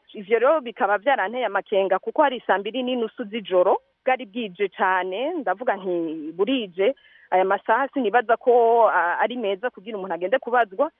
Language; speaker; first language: Rundi; native; Rundi